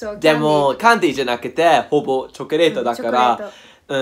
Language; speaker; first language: Japanese; non-native, learner; English